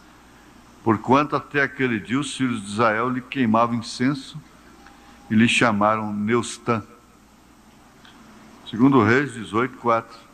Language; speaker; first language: Portuguese; native; Portuguese